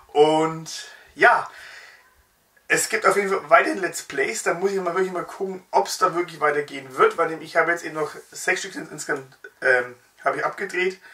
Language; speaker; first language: German; native; German